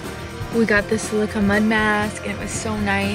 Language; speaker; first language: English; native; English